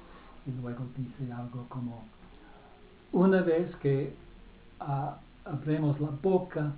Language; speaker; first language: Spanish; non-native, fluent; English